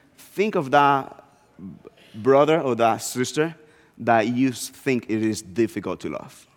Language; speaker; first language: English; non-native, fluent; Spanish